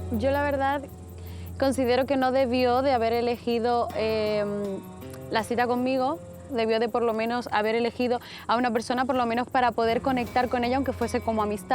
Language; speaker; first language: Spanish; native; Spanish